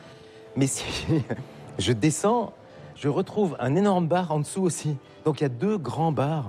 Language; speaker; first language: French; native; French